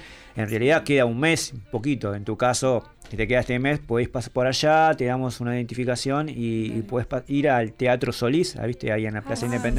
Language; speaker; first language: Spanish; native; Spanish